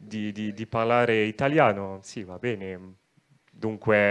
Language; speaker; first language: Italian; non-native, local second language; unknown